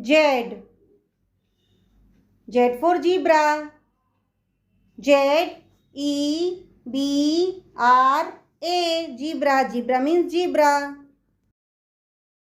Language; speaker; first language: English; non-native, local second language; Hindi